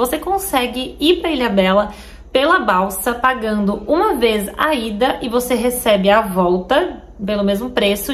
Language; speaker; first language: Portuguese; native; Portuguese